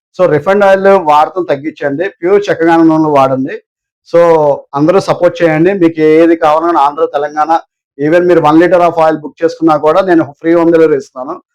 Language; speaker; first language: Telugu; native; Telugu